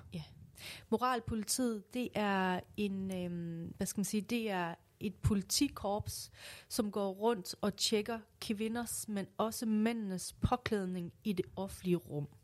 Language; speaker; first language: Danish; early bilingual, other home language; Persian